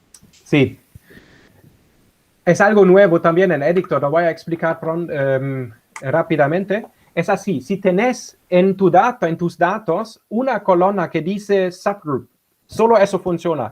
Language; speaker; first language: Spanish; non-native, fluent; German